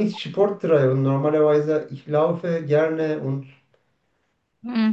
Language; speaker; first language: German; non-native, learner; Turkish